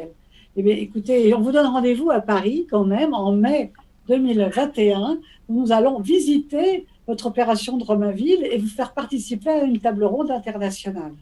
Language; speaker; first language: French; native; French